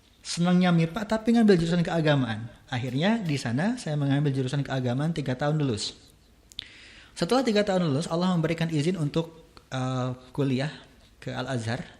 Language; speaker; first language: Indonesian; non-native, local second language; Sundanese